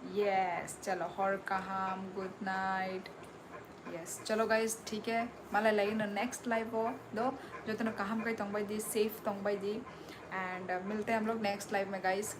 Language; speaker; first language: Hindi; non-native, local second language; Kok Borok